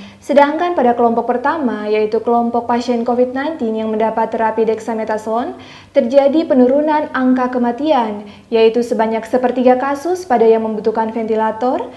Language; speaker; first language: Indonesian; native; Indonesian